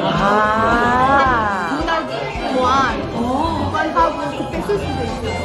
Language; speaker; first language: Korean; non-native, learner; Arabic